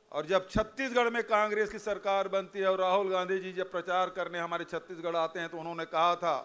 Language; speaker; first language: Hindi; native; Hindi